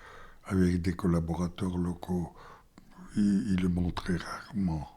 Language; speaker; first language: French; non-native, fluent; Bulgarian